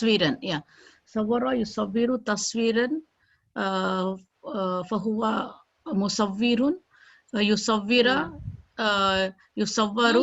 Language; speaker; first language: Arabic; non-native, learner; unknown